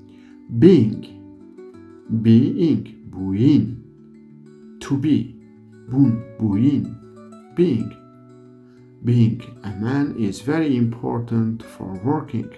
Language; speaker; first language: English; non-native, learner; Kurdish